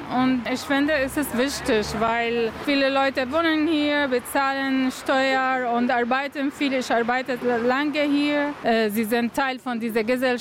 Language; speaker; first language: German; non-native, learner; Arabic